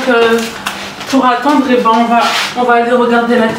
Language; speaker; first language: French; native; French